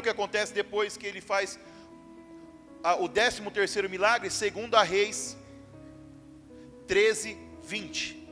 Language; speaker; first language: Portuguese; native; Portuguese